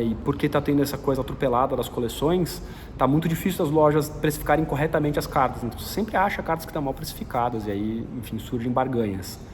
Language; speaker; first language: Portuguese; native; Portuguese